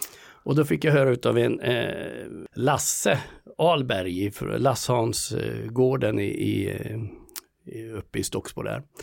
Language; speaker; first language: Swedish; native; Swedish